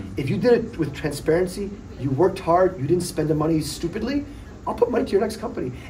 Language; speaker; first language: English; early bilingual, other home language; Polish